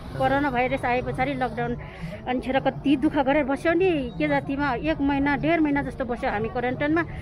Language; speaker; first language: Nepali; non-native, local second language; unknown